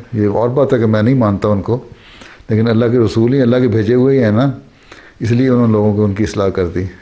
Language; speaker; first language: Urdu; native; Urdu